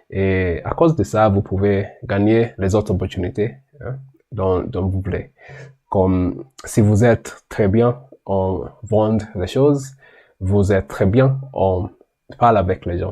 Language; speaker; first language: French; non-native, learner; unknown